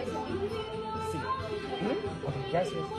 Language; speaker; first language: Spanish; non-native, learner; English